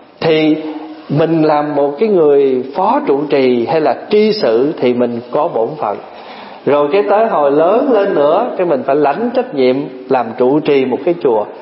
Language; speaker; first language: Vietnamese; early bilingual, other home language; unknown